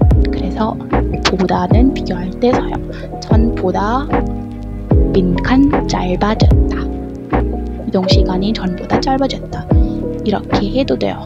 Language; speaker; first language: Korean; non-native, learner; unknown